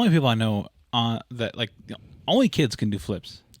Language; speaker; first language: English; native; English